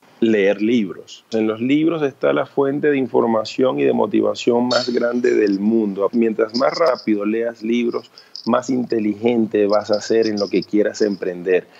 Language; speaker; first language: Spanish; early bilingual, other home language; Chinese